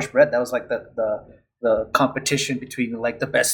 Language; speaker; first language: English; non-native, fluent; Spanish